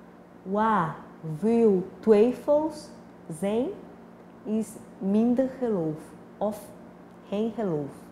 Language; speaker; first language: Dutch; non-native, fluent; Portuguese